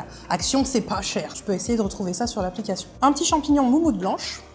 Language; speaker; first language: French; native; French